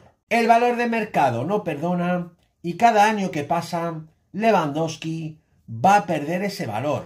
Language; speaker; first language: Spanish; native; Spanish